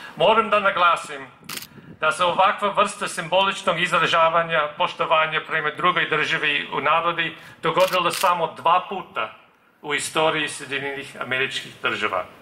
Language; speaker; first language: Serbian; non-native, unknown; English